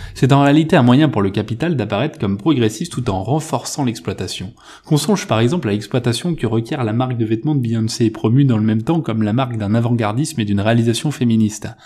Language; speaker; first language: French; native; French